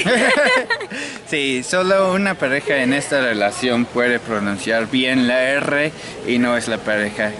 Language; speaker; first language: Spanish; non-native, fluent; English